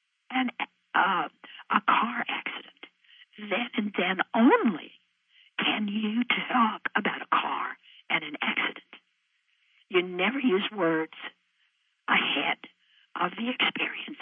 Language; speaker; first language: English; native; English